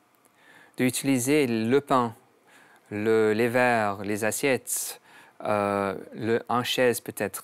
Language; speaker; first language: French; non-native, learner; English